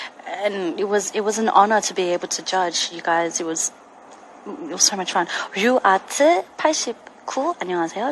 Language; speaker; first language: English; early bilingual, other home language; Korean